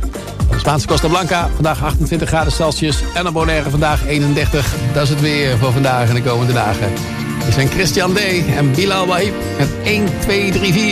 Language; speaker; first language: Dutch; native; Dutch